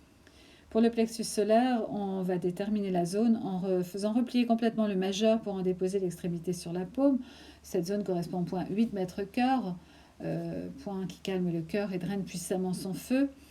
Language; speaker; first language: French; native; French